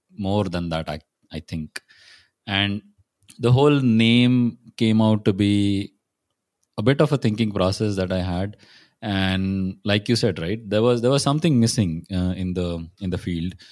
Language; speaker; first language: English; non-native, local second language; Marathi